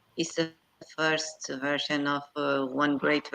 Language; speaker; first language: English; non-native, fluent; Portuguese